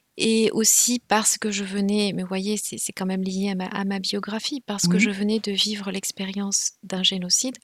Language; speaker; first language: French; non-native, local second language; Kinyarwanda